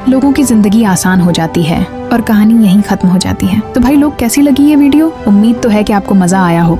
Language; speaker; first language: Hindi; native; Hindi